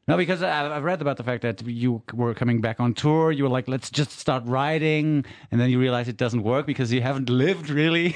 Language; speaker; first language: English; non-native, fluent; German